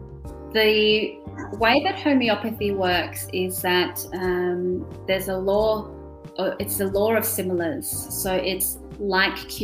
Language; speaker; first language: English; non-native, local second language; German